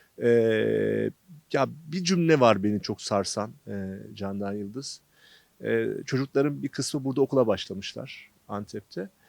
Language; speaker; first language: Turkish; native; Turkish